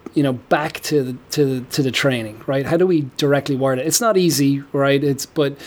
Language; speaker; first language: English; native; English